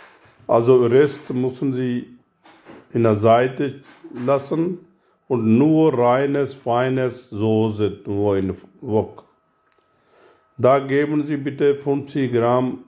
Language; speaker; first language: German; non-native, learner; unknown